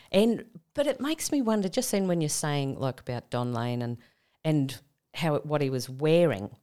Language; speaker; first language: English; native; English